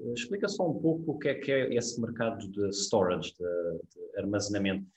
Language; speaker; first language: Portuguese; native; Portuguese